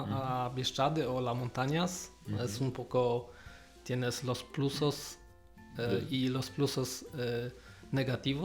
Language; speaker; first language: Spanish; non-native, learner; Polish